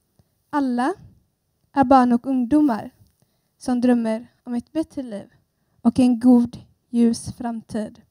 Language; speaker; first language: Swedish; early bilingual, other home language; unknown